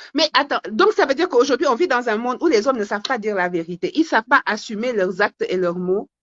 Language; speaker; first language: French; non-native, local second language; Wolof